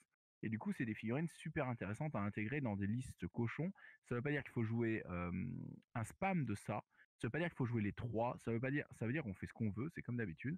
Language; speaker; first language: French; native; French